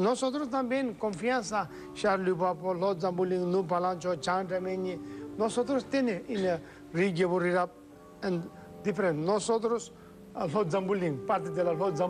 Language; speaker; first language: Spanish; non-native, learner; Tibetan